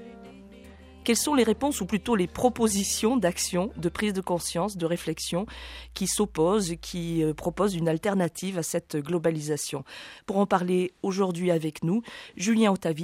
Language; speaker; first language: French; native; French